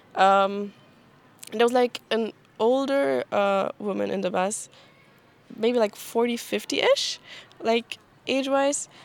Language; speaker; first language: English; non-native, fluent; German